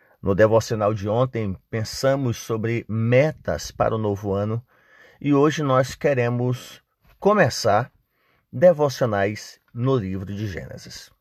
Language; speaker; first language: Portuguese; native; Portuguese